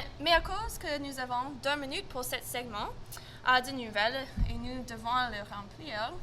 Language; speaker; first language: French; non-native, local second language; English